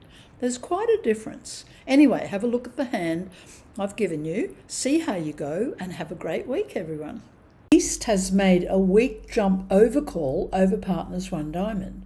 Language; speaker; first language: English; native; English